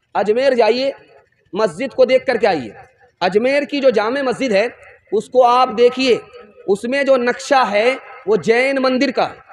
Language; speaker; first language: Urdu; non-native, local second language; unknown